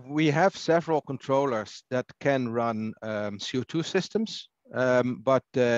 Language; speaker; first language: English; non-native, fluent; Dutch